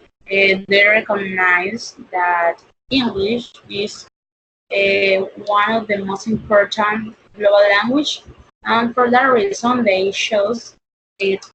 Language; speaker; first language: English; non-native, learner; Spanish